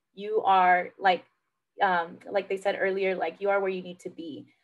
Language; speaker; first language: English; native; English